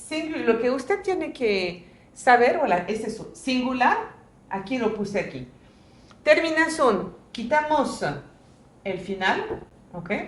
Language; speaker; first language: Spanish; non-native, fluent; French